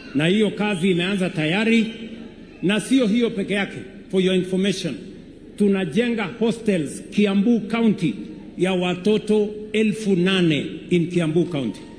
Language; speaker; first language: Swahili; non-native, local second language; Kalenjin